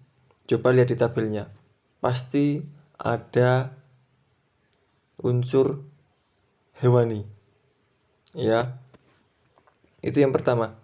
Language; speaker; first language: Indonesian; native; Indonesian